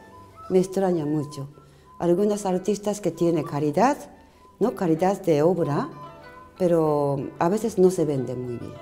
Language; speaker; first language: Spanish; non-native, learner; Japanese